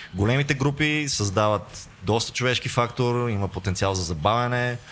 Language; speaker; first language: Bulgarian; native; Bulgarian